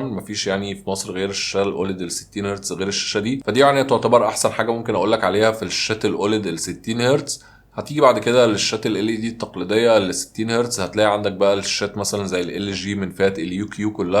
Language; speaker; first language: Arabic; native; Arabic